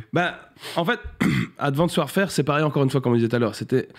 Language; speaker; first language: French; native; French